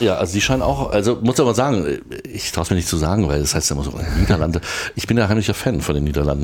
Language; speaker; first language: German; native; German